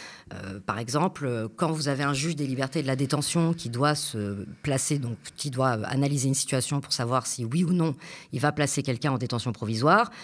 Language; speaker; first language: French; native; French